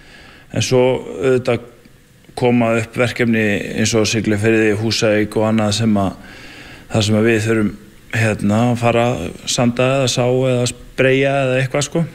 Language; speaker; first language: Icelandic; native; Icelandic